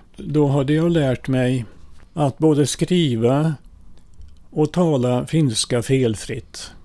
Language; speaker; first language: Swedish; early bilingual, other home language; Finnish